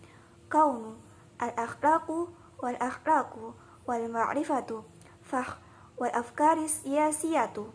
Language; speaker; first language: Arabic; non-native, learner; Indonesian